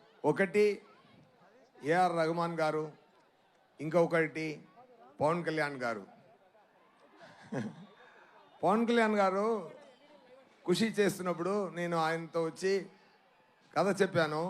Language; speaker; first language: Telugu; non-native, learner; Tamil